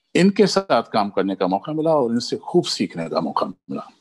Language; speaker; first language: Hindi; early bilingual, other home language; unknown